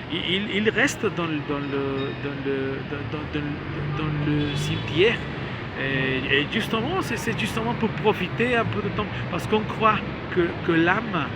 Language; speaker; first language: French; non-native, learner; Spanish